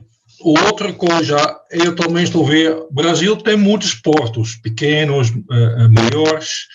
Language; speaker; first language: Portuguese; non-native, fluent; Dutch